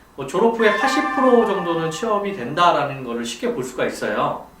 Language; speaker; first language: Korean; native; Korean